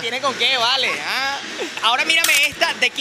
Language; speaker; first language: Spanish; native; Spanish